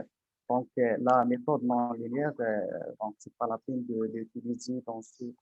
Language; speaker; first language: French; non-native, local second language; Arabic